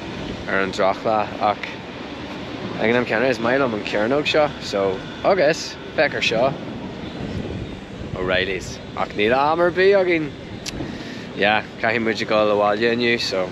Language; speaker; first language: Irish; non-native, local second language; English